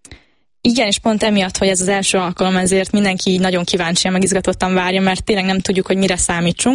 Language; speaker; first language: Hungarian; native; Hungarian